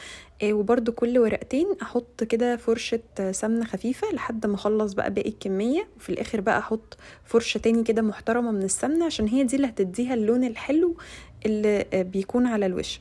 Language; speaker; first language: Arabic; native; Arabic